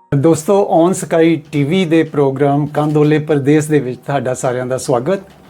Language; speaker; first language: Punjabi; native; Punjabi